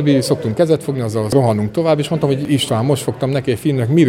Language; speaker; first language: Hungarian; native; Hungarian